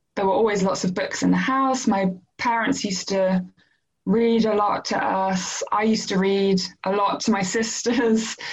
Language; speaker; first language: English; native; English